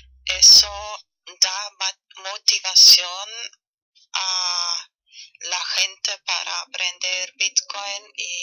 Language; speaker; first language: Spanish; non-native, fluent; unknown